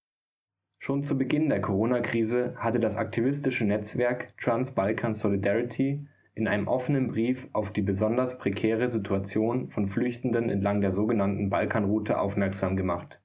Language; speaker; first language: German; native; German